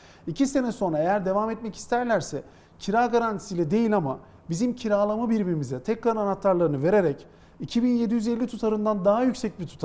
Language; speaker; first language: Turkish; native; Turkish